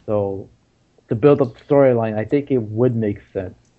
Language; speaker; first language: English; native; English